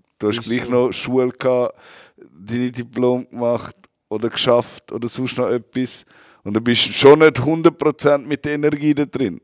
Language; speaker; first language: German; native; German